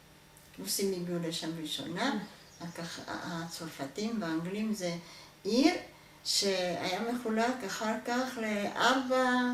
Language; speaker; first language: Hebrew; non-native, fluent; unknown